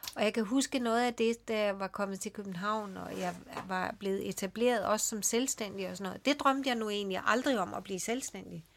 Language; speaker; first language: Danish; early bilingual, other home language; Swedish